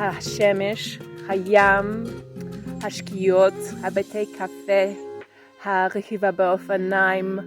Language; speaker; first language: Hebrew; non-native, learner; English